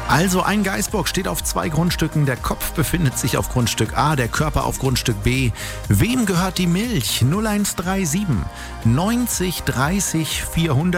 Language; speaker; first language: German; native; German